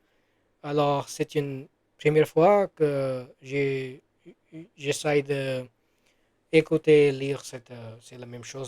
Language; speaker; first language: French; non-native, learner; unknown